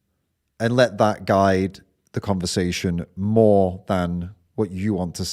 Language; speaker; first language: English; native; English